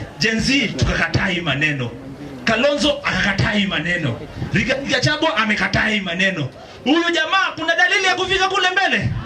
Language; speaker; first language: Swahili; native; Swahili